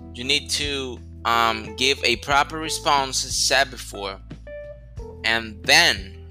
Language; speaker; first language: English; non-native, fluent; Spanish